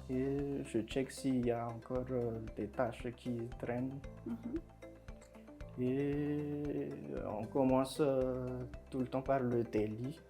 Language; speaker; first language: French; non-native, local second language; Malagasy